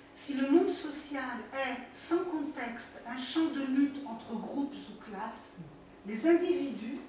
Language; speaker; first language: French; non-native, fluent; Portuguese